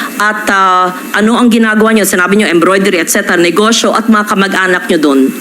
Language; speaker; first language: Filipino; native; Filipino